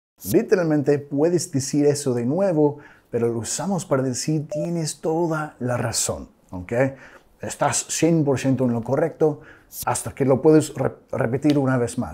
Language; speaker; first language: Spanish; non-native, fluent; English